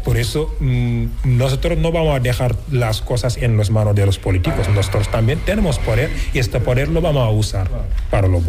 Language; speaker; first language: Spanish; non-native, fluent; Wolof